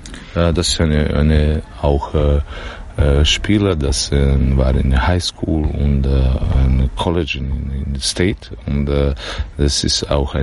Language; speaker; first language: German; non-native, learner; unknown